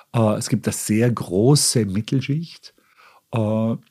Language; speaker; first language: German; native; German